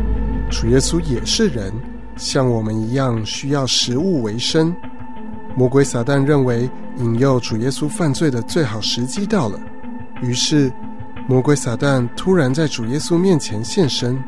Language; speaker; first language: Chinese; native; Chinese